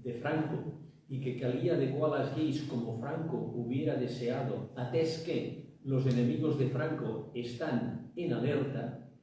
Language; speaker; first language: Spanish; non-native, local second language; Catalan